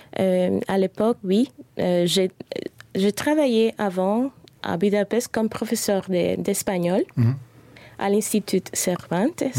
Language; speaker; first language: French; non-native, fluent; Spanish